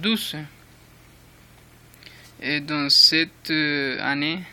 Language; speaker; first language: French; non-native, learner; Spanish